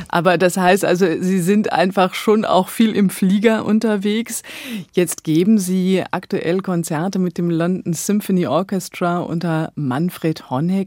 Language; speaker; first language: German; native; German